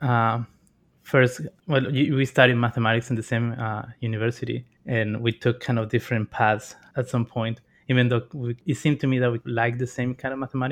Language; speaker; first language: English; non-native, fluent; Spanish